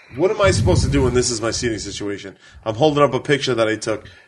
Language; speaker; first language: English; native; English